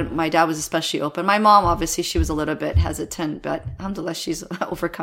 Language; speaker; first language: English; native; English